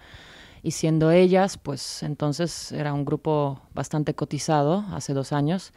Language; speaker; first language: Spanish; non-native, fluent; Polish